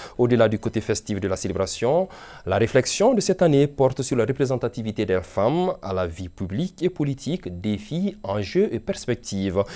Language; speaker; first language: French; non-native, local second language; Bambara